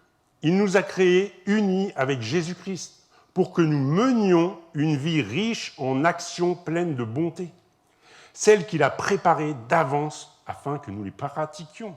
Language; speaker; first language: French; native; French